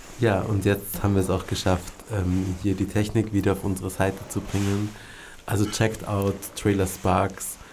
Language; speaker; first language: German; native; German